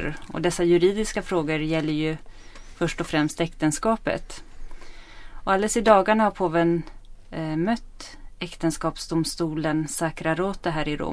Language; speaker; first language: Swedish; native; Swedish